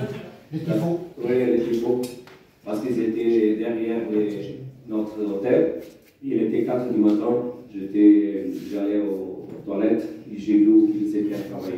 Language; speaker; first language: French; non-native, fluent; Portuguese